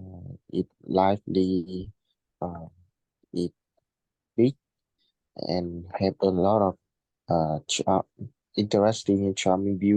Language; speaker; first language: English; non-native, learner; Vietnamese